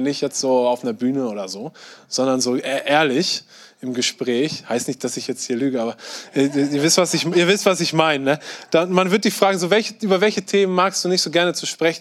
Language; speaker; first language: German; native; German